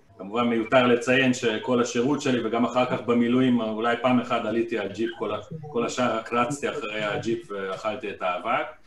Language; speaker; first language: Hebrew; non-native, fluent; Hungarian